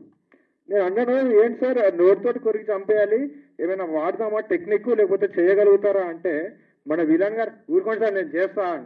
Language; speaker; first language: Telugu; native; Telugu